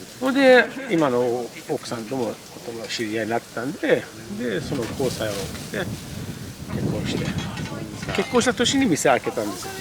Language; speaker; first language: Japanese; non-native, fluent; Persian